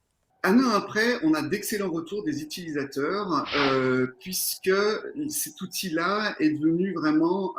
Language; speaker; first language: French; native; French